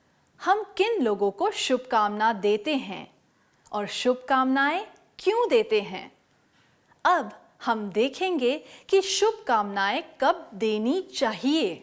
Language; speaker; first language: Hindi; native; Hindi